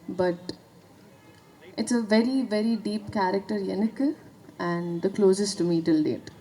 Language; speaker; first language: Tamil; non-native, learner; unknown